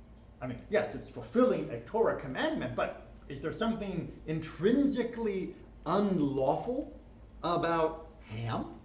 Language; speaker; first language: English; native; English